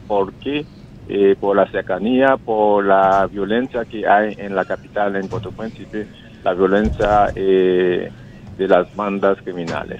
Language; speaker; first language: Spanish; non-native, fluent; Haitian Creole